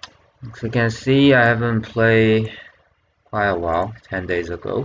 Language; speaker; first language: English; non-native, fluent; Chinese